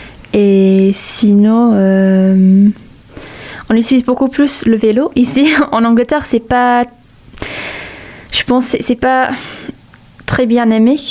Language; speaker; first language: French; non-native, fluent; English